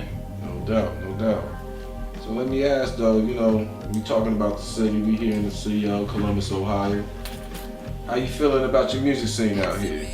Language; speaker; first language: English; native; English